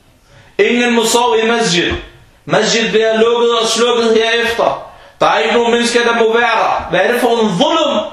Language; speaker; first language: Danish; early bilingual, other home language; Arabic